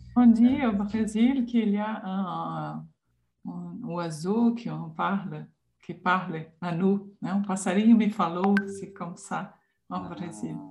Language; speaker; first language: French; non-native, learner; Portuguese